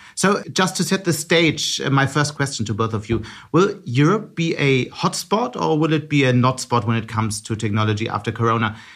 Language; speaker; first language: English; non-native, fluent; German